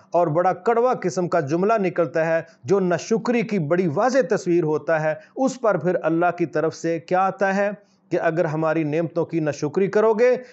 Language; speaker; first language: Urdu; native; Urdu